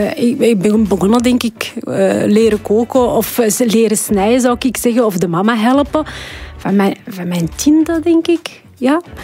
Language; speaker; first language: Dutch; non-native, fluent; Arabic